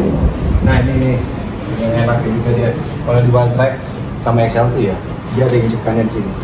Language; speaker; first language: Indonesian; native; Indonesian